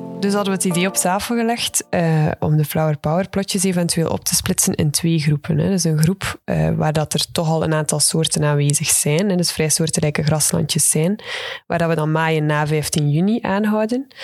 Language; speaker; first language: Dutch; native; Dutch